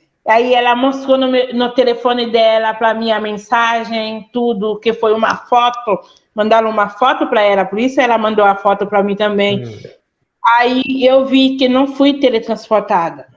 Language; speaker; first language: Portuguese; non-native, fluent; Haitian Creole